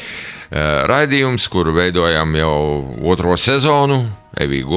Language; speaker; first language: Latvian; native; Latvian